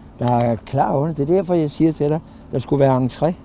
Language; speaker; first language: Danish; native; Danish